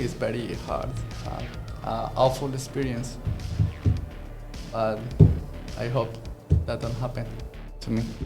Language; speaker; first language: English; non-native, learner; Spanish